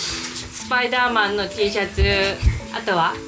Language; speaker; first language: Japanese; native; Japanese